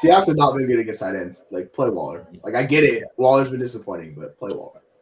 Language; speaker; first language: English; native; English